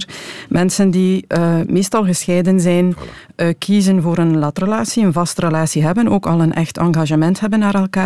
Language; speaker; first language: Dutch; native; Dutch